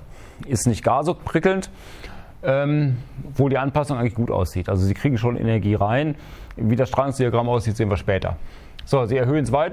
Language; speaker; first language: German; native; German